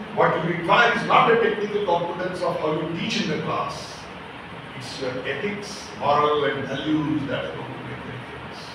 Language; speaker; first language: English; non-native, local second language; Marathi